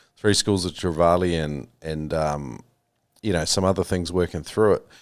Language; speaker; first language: English; native; English